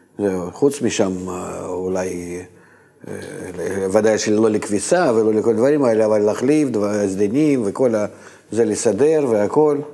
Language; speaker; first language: Hebrew; native; Hebrew